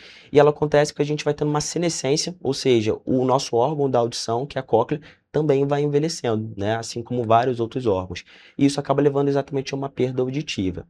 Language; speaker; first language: Portuguese; native; Portuguese